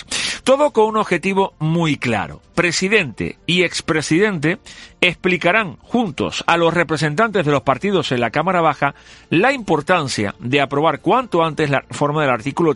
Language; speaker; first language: Spanish; native; Spanish